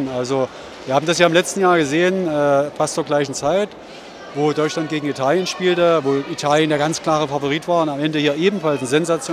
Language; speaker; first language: German; native; German